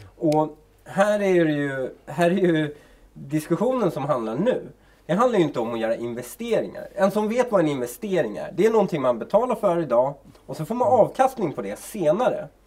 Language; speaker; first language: Swedish; early bilingual, other home language; Persian